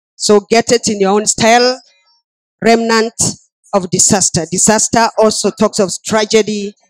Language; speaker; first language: English; non-native, local second language; Swahili